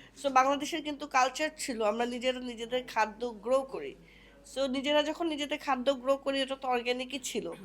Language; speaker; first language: Bangla; native; Bangla